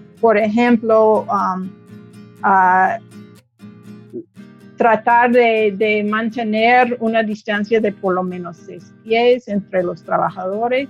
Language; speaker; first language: Spanish; non-native, fluent; English